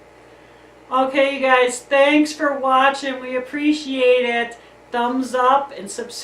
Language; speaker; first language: English; native; English